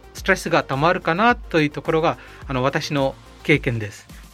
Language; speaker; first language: Japanese; non-native, fluent; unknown